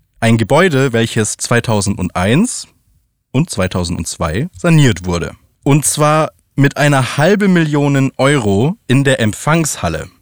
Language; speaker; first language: German; native; German